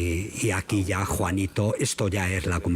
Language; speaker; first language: Spanish; native; Spanish